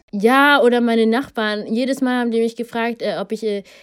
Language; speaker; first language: German; early bilingual, other home language; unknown